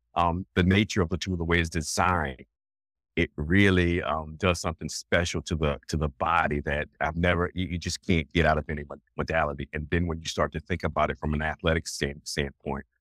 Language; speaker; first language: English; native; English